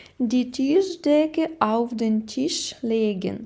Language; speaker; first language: German; non-native, fluent; Ukrainian